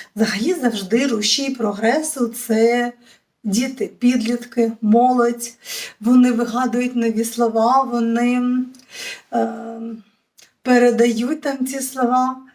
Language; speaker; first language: Ukrainian; native; Ukrainian